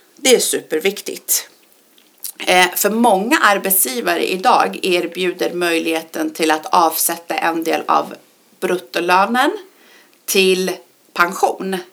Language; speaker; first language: Swedish; early bilingual, other home language; Persian